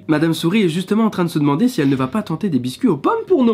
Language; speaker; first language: French; native; French